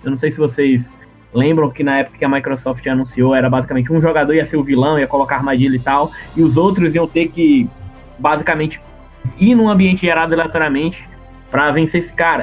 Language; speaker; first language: Portuguese; native; Portuguese